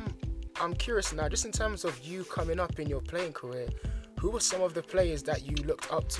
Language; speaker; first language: English; native; English